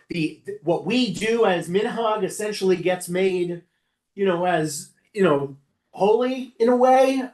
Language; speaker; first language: English; native; English